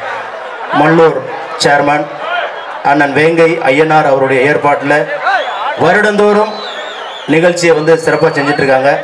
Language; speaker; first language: Tamil; native; Tamil